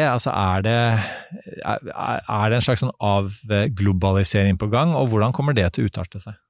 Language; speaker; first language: Norwegian; native; Norwegian